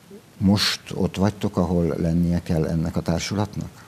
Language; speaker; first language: Hungarian; native; Hungarian